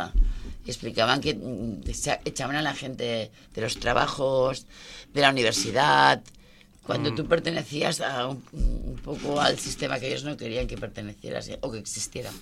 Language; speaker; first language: Spanish; native; Spanish